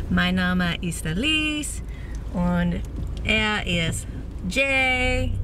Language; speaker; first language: German; non-native, learner; English